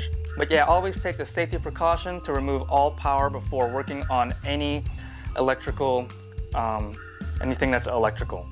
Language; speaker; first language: English; native; English